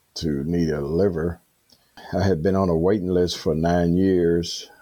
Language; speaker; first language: English; native; English